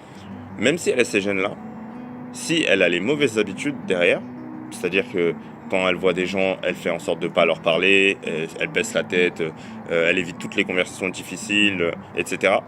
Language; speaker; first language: French; native; French